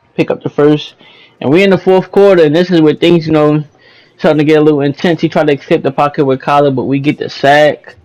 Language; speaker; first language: English; native; English